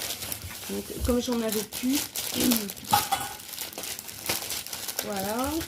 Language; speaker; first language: French; native; French